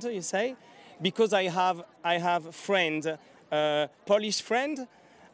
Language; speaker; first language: English; non-native, learner; French